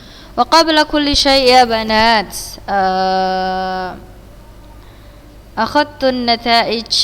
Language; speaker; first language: Arabic; non-native, fluent; Indonesian